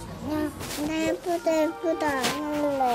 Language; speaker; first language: Korean; native; Korean